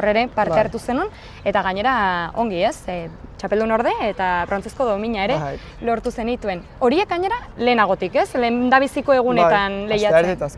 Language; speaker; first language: Basque; native; Basque